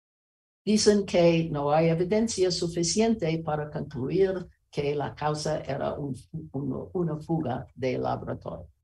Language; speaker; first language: Spanish; non-native, learner; English